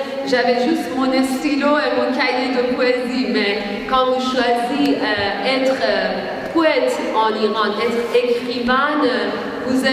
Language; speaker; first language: French; non-native, learner; Persian